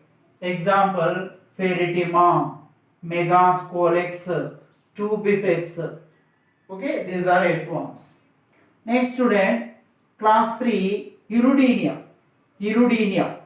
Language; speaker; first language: English; non-native, local second language; Telugu